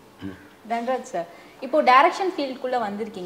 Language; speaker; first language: Tamil; native; Tamil